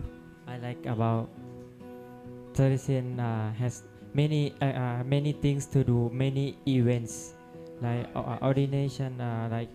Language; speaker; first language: English; non-native, learner; Thai